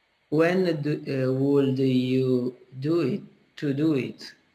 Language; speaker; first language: English; non-native, learner; Italian